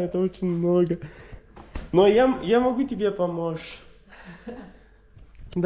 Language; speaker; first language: Russian; non-native, learner; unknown